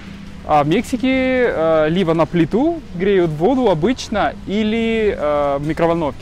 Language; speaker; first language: Russian; non-native, fluent; Spanish